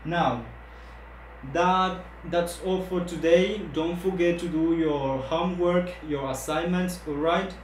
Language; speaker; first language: English; non-native, fluent; Spanish